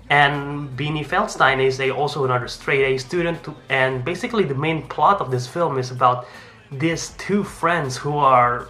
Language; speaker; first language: English; non-native, fluent; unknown